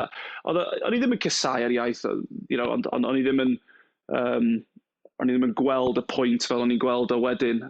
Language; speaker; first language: Welsh; non-native, local second language; English